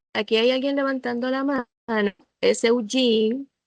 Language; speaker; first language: Spanish; native; Spanish